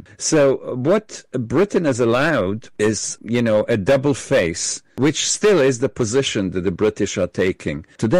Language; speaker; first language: English; non-native, fluent; Hebrew